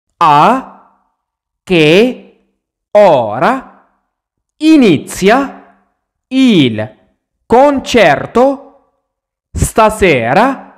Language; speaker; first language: Italian; non-native, fluent; Arabic